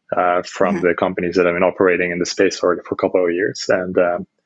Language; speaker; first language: English; non-native, fluent; Dutch